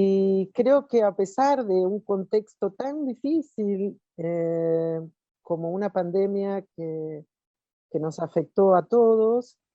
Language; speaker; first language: Spanish; non-native, fluent; Portuguese